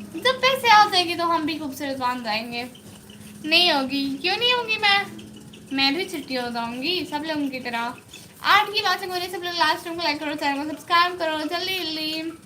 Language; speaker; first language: Urdu; non-native, local second language; Saraiki